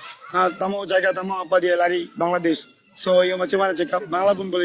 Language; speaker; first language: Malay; non-native, learner; Bangla